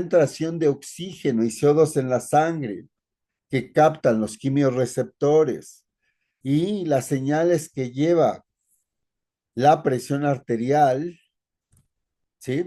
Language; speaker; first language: Spanish; native; Spanish